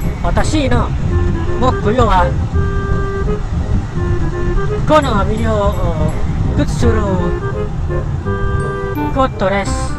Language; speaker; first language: Japanese; non-native, learner; Malay